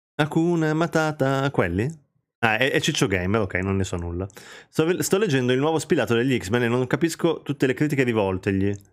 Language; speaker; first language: Italian; native; Italian